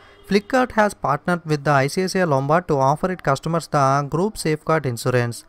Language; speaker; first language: English; non-native, local second language; Telugu